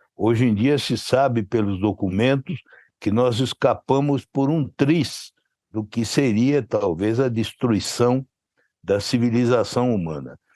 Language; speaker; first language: Portuguese; native; Portuguese